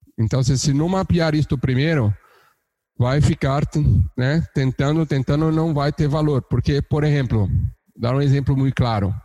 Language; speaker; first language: Portuguese; native; Portuguese